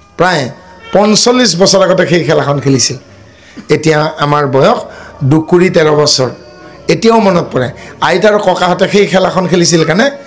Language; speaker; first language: Assamese; non-native, local second language; Bodo